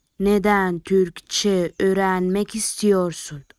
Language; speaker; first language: Turkish; non-native, fluent; Arabic